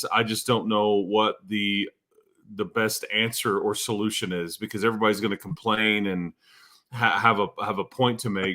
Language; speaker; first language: English; native; English